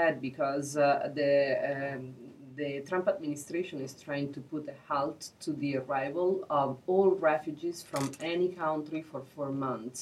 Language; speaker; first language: English; non-native, fluent; Italian